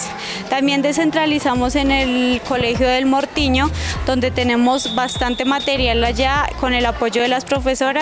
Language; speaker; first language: Spanish; native; Spanish